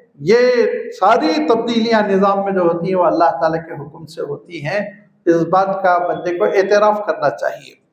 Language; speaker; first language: Urdu; native; Urdu